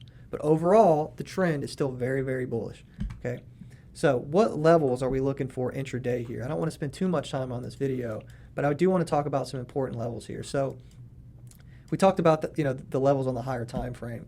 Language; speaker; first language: English; native; English